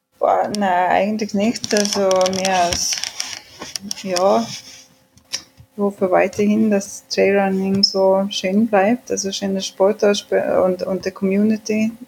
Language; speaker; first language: German; non-native, fluent; Swedish